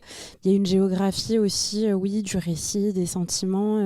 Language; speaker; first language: French; native; French